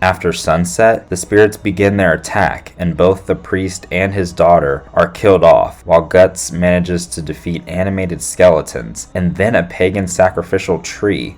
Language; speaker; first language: English; native; English